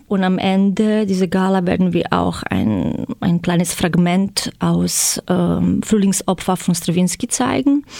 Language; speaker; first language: German; non-native, fluent; Croatian